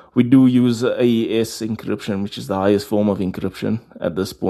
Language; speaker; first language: English; native; English